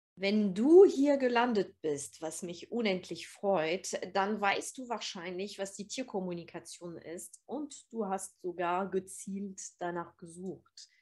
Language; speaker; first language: German; non-native, fluent; French